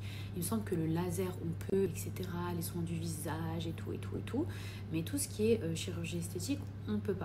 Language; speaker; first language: French; native; French